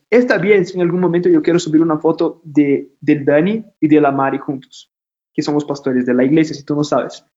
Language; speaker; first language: Spanish; non-native, fluent; Portuguese